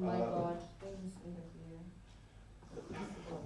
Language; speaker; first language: English; non-native, learner; French